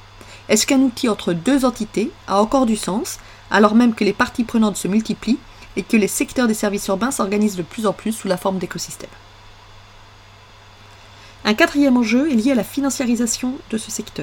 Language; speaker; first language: French; native; French